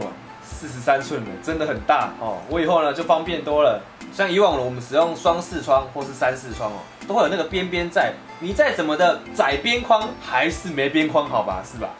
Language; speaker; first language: Chinese; native; Chinese